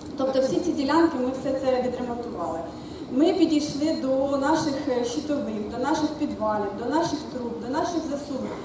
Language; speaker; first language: Ukrainian; non-native, local second language; Russian